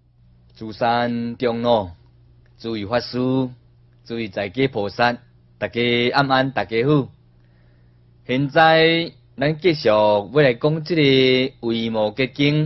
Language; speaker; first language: Chinese; non-native, local second language; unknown